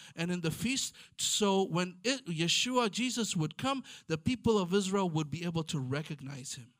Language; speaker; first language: English; non-native, fluent; Amharic